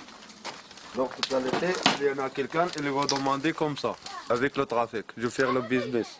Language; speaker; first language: French; non-native, learner; Arabic